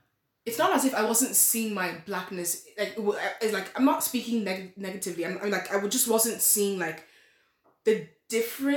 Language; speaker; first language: English; native; English